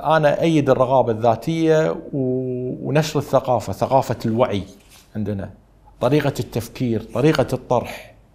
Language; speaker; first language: Arabic; native; Arabic